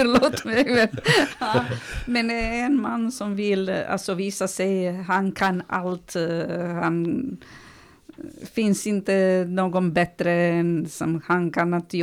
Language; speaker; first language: Swedish; non-native, learner; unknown